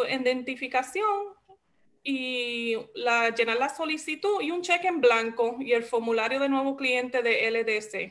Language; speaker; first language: Spanish; early bilingual, heritage; Spanish